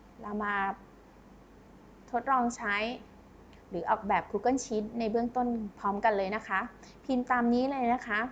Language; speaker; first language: Thai; native; Thai